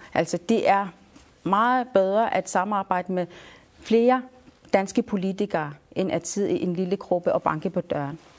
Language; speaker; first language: Danish; non-native, local second language; Kalaallisut